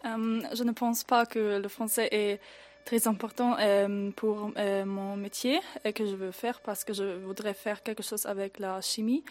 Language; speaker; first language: French; non-native, learner; German